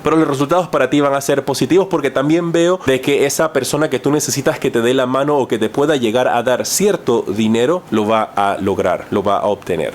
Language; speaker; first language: Spanish; native; Spanish